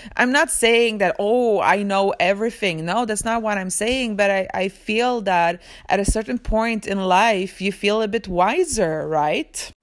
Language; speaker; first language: English; early bilingual, other home language; Swedish